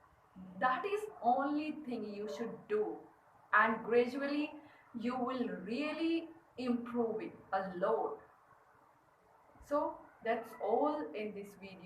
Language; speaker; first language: English; non-native, learner; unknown